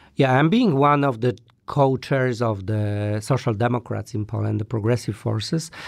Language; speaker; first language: English; non-native, fluent; Polish